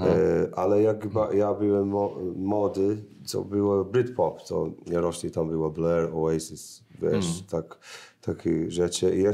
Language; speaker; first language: Polish; non-native, learner; English